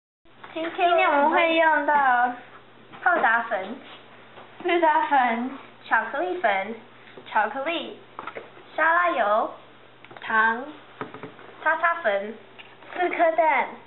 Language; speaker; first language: Chinese; early bilingual, heritage; Chinese